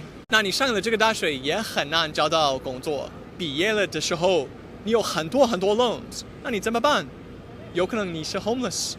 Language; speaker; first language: Chinese; non-native, fluent; English